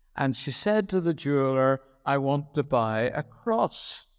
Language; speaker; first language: English; native; English